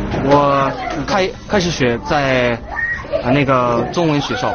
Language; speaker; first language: Chinese; early bilingual, heritage; Chinese